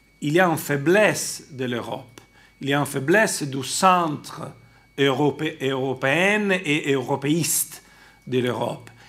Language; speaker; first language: French; non-native, fluent; Italian